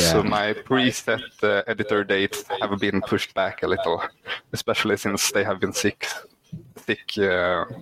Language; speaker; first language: English; non-native, fluent; Swedish